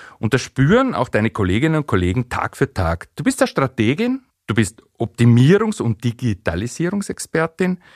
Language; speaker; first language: German; native; German